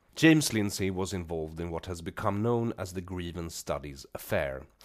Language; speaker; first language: English; non-native, fluent; Swedish